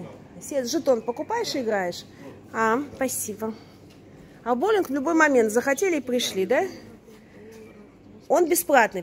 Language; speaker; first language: Russian; native; Russian